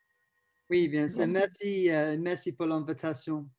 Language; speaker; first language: French; non-native, learner; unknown